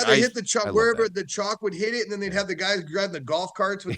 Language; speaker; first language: English; native; English